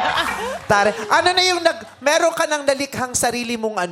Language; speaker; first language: Filipino; native; Filipino